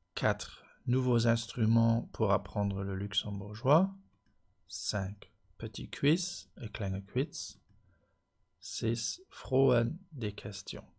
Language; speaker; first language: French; non-native, local second language; Luxembourgish